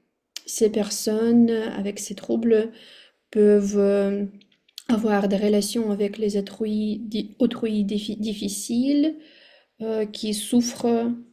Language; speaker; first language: French; non-native, fluent; Russian